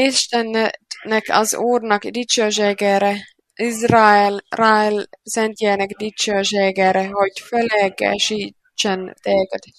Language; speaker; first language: Hungarian; non-native, learner; Finnish